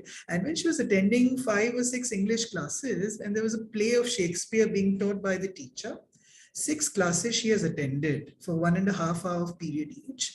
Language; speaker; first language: English; non-native, local second language; Hindi